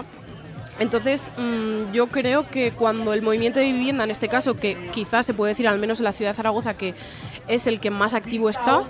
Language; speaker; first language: Spanish; native; Spanish